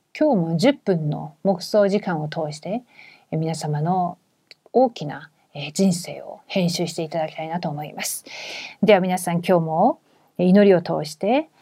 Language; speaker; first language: Japanese; non-native, fluent; Korean